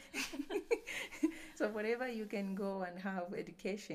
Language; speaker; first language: English; non-native, local second language; Bemba